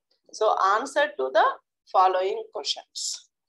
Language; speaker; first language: English; non-native, local second language; Telugu